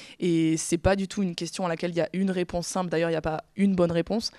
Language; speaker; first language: French; native; French